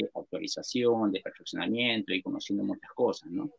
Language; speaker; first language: Spanish; native; Spanish